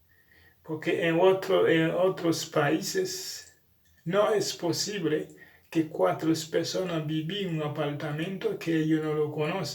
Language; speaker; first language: Spanish; non-native, learner; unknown